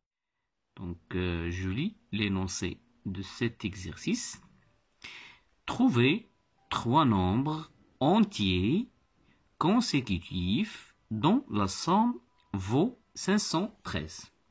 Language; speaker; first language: French; non-native, local second language; Arabic